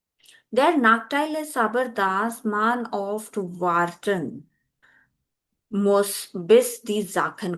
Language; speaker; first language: German; non-native, fluent; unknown